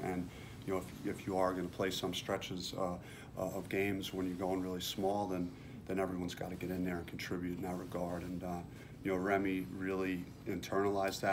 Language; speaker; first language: English; native; English